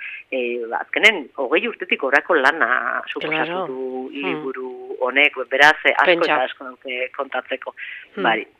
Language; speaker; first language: Basque; native; Basque